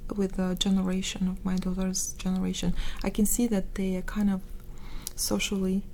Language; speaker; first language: English; non-native, fluent; Russian